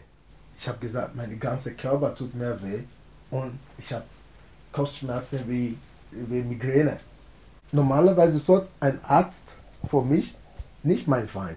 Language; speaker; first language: German; non-native, learner; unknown